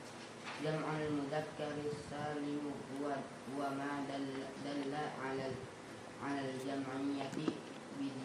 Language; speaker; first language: Arabic; non-native, learner; Indonesian